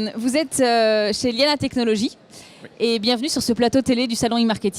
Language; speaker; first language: French; native; French